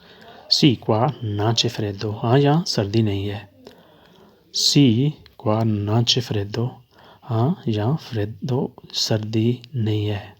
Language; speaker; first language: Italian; non-native, learner; Urdu